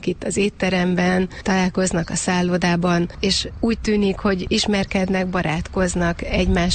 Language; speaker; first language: Hungarian; native; Hungarian